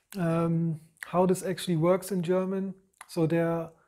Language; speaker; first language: English; non-native, fluent; German